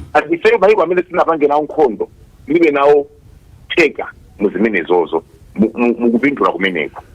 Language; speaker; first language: Nyanja; native; Nyanja